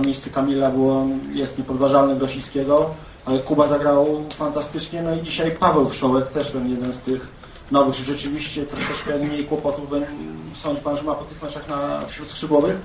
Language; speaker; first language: Polish; native; Polish